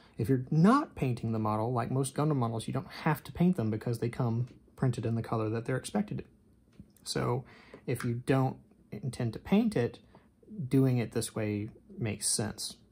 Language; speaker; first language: English; native; English